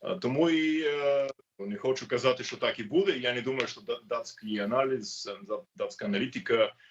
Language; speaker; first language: Ukrainian; non-native, learner; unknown